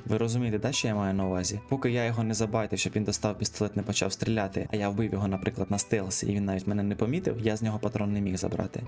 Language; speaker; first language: Ukrainian; native; Ukrainian